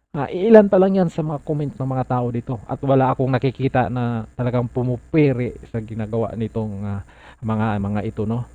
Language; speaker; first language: Filipino; non-native, local second language; Cebuano